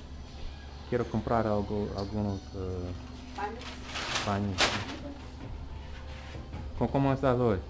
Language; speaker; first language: Spanish; non-native, learner; English